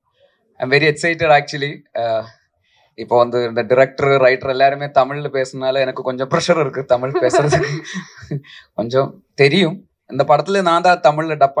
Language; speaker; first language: Tamil; non-native, local second language; Malayalam